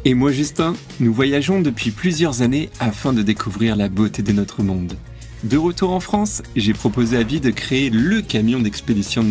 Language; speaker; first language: French; native; French